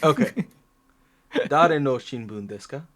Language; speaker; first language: Japanese; non-native, learner; English